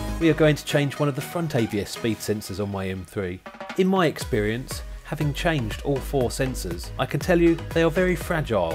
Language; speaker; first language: English; native; English